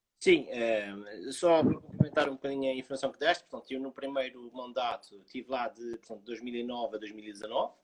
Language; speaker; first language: Portuguese; native; Portuguese